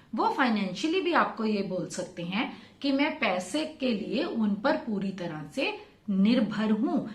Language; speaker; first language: Hindi; non-native, local second language; Punjabi